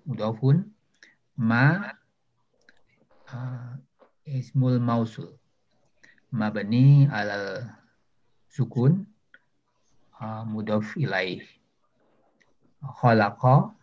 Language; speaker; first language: Arabic; non-native, learner; Indonesian